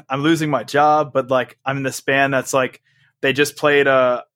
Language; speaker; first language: English; native; English